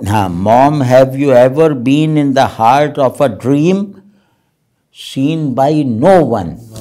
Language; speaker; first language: English; non-native, local second language; Urdu